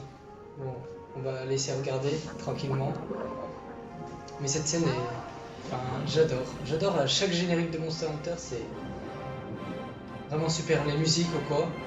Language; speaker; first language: French; native; French